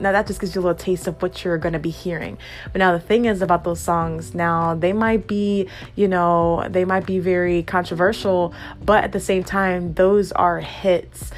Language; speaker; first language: English; native; English